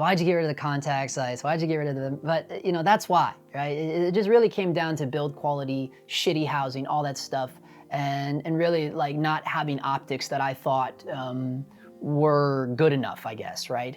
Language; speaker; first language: English; native; English